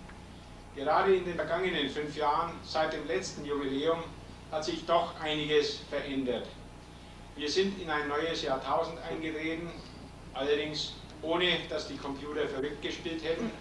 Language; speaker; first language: German; native; German